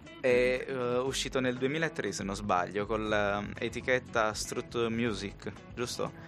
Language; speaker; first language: Italian; native; Italian